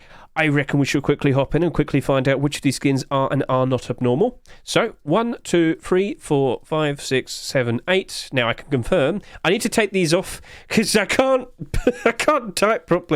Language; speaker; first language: English; native; English